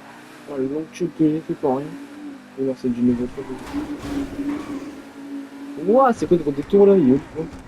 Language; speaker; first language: French; native; French